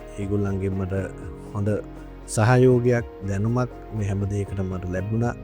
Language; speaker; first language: Sinhala; native; Sinhala